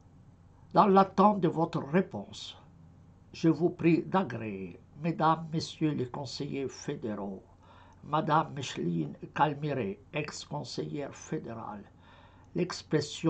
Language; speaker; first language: French; non-native, fluent; Arabic